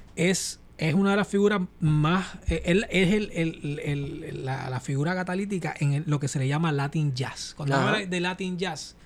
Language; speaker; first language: Spanish; native; Spanish